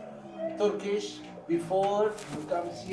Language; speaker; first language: English; non-native, learner; Arabic